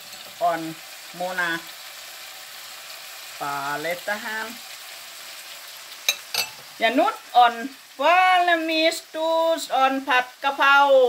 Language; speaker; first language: Finnish; non-native, learner; Thai